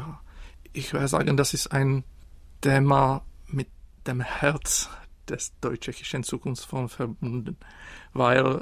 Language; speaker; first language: German; non-native, fluent; Czech